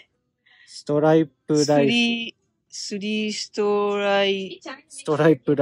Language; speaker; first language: Japanese; early bilingual, heritage; English